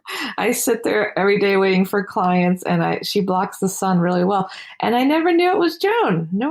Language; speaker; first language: English; native; English